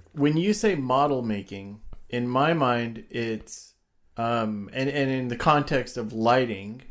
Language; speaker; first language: English; early bilingual, other home language; Persian